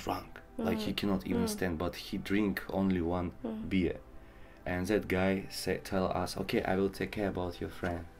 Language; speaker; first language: English; non-native, learner; Russian